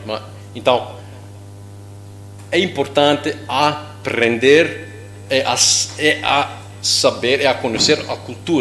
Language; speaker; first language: Portuguese; non-native, learner; English